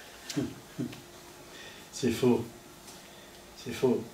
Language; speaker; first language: French; non-native, fluent; Italian